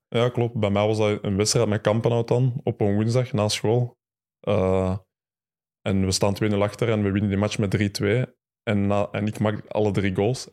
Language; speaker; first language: Dutch; early bilingual, other home language; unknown